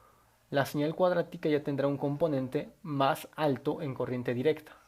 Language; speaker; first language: Spanish; native; Spanish